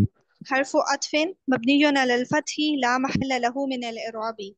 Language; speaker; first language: Arabic; non-native, learner; Urdu